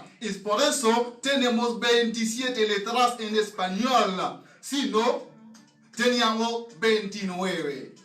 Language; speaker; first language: Spanish; non-native, learner; Haitian Creole